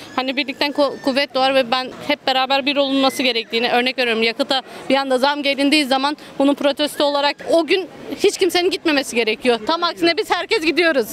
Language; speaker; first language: Turkish; early bilingual, heritage; Turkish